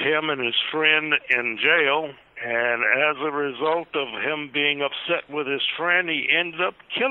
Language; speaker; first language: English; native; English